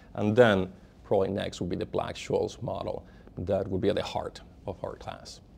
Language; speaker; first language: English; non-native, fluent; Spanish